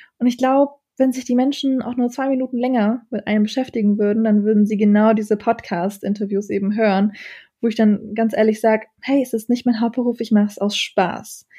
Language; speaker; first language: German; early bilingual, other home language; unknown